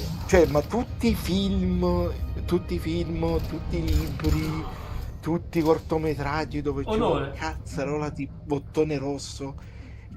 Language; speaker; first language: Italian; native; Italian